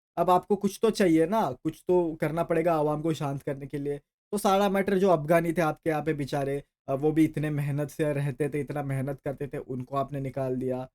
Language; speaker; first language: Hindi; native; Hindi